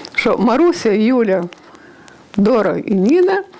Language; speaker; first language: Russian; non-native, local second language; Ukrainian